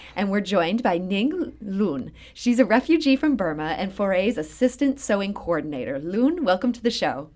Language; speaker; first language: English; native; English